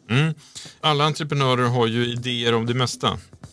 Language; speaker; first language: Swedish; native; Swedish